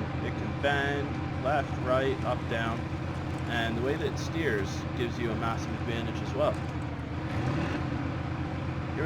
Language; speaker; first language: English; native; English